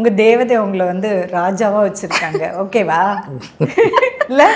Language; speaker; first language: Tamil; native; Tamil